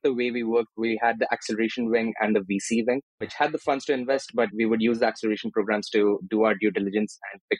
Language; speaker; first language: English; non-native, local second language; Telugu